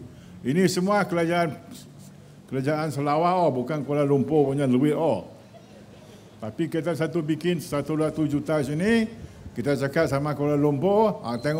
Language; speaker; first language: Malay; native; Malay